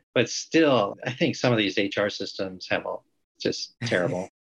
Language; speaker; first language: English; native; English